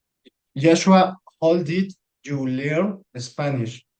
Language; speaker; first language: English; non-native, learner; Spanish